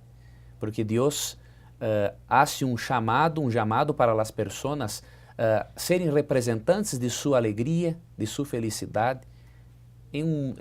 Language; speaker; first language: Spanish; non-native, fluent; Portuguese